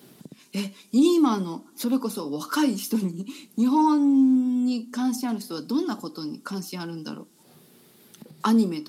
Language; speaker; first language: Japanese; native; Japanese